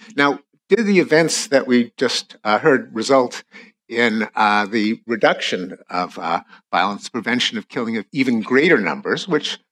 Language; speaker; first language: English; native; English